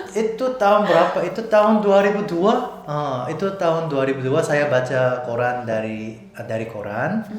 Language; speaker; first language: Indonesian; non-native, fluent; Korean